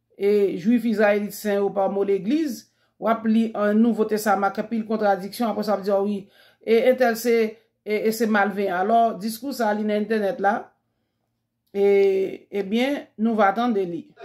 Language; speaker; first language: French; non-native, local second language; Haitian Creole